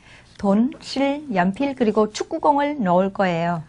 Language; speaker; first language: Korean; non-native, fluent; Vietnamese